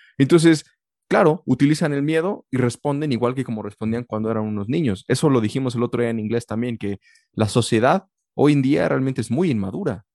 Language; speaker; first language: Spanish; early bilingual, heritage; Spanish